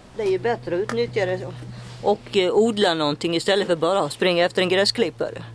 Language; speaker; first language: Swedish; native; Swedish